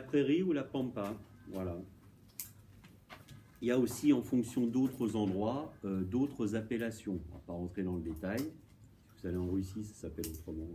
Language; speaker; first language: French; native; French